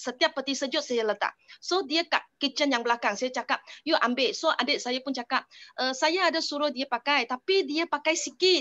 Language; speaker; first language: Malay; non-native, local second language; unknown